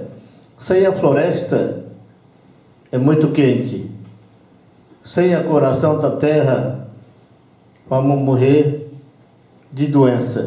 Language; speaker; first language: Portuguese; non-native, local second language; Yanomámi